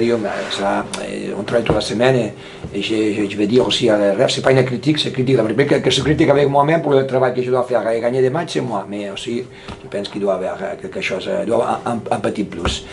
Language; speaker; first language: French; non-native, fluent; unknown